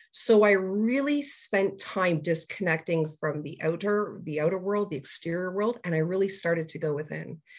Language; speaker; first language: English; native; English